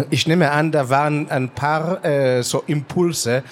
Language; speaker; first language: German; non-native, fluent; Hebrew